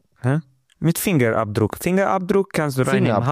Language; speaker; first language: German; non-native, fluent; Romanian